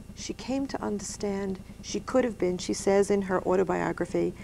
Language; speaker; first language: English; native; English